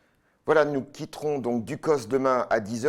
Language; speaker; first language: French; native; French